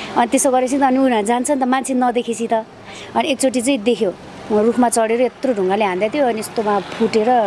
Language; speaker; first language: Nepali; non-native, local second language; Eastern Tamang